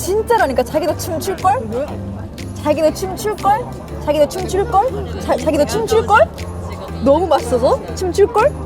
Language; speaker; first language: Korean; non-native, learner; Japanese